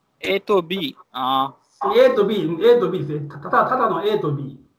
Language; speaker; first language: Japanese; non-native, fluent; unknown